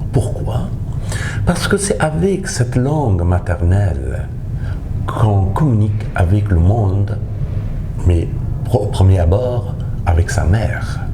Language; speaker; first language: French; non-native, fluent; Persian